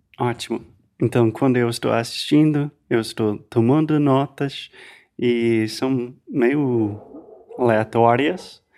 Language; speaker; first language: Portuguese; non-native, fluent; English